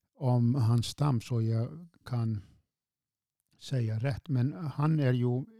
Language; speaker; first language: Swedish; non-native, fluent; Icelandic